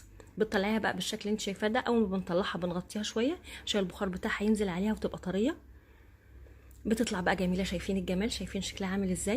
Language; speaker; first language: Arabic; native; Arabic